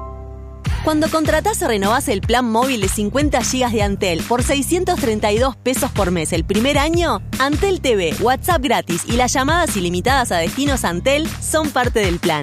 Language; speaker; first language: Spanish; native; Spanish